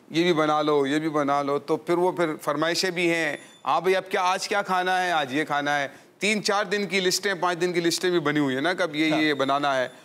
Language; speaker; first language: Urdu; native; Urdu